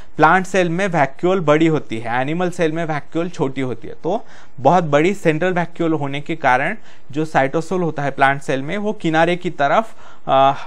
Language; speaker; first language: Hindi; non-native, local second language; Marathi